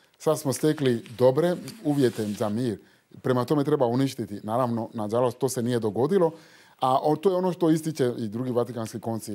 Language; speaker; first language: Croatian; non-native, fluent; Fon